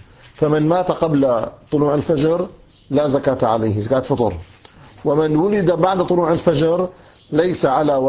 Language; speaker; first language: Arabic; native; Arabic